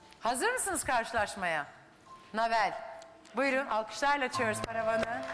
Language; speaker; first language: Turkish; native; Turkish